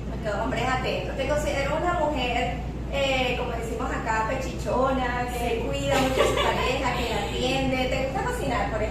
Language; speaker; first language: Spanish; native; Spanish